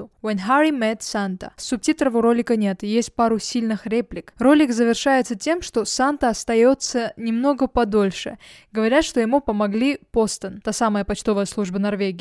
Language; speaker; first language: Russian; native; Russian